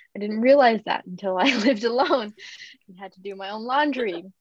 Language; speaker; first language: English; early bilingual, other home language; Japanese